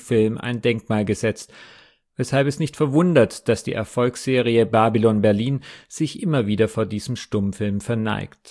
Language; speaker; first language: German; native; German